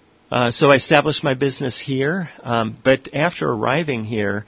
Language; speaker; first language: English; native; English